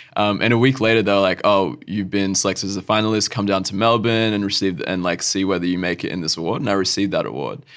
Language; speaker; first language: English; native; English